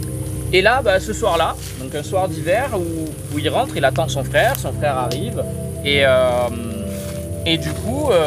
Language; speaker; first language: French; native; French